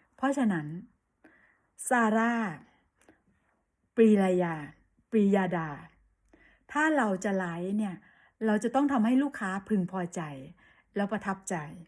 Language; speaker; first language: Thai; native; Thai